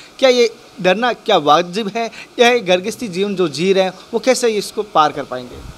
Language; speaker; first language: Hindi; native; Hindi